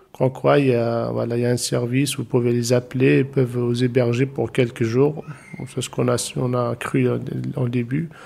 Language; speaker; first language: French; non-native, local second language; Arabic